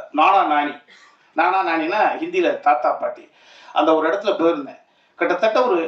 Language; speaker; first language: Tamil; native; Tamil